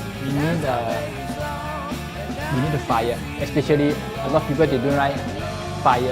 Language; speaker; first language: English; non-native, local second language; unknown